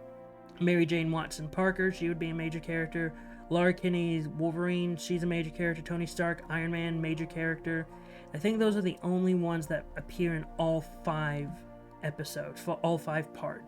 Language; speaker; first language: English; native; English